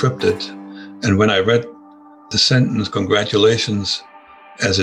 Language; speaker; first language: English; non-native, fluent; German